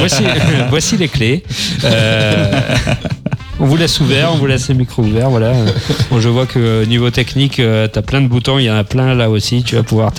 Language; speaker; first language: French; native; French